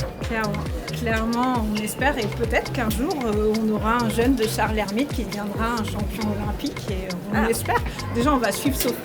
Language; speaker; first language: French; native; French